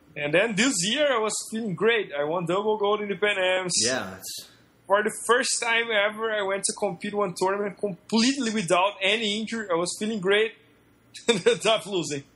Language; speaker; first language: English; non-native, fluent; Portuguese